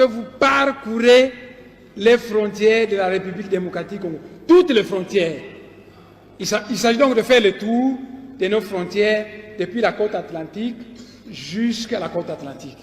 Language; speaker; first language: French; non-native, local second language; Kongo